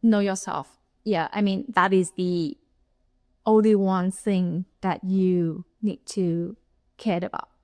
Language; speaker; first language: English; non-native, fluent; Vietnamese